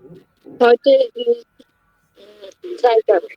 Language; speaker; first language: German; non-native, learner; Bangla